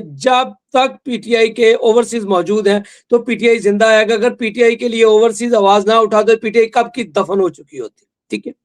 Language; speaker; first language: Urdu; non-native, local second language; Punjabi